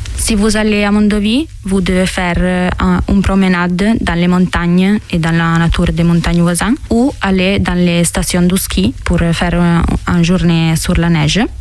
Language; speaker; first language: French; non-native, learner; Italian